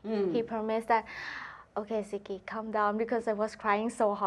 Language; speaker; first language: English; non-native, learner; Thai